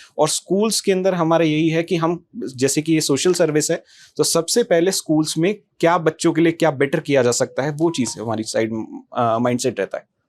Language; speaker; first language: Hindi; native; Hindi